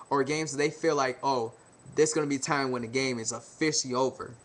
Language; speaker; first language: English; native; English